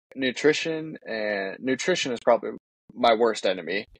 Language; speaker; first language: English; native; English